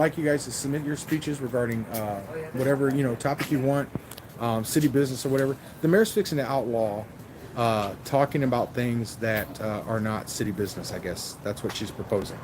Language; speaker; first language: English; native; English